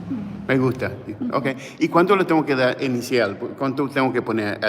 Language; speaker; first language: Spanish; early bilingual, heritage; English